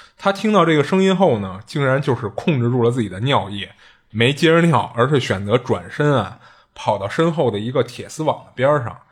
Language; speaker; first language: Chinese; native; Chinese